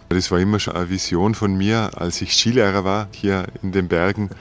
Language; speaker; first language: German; native; German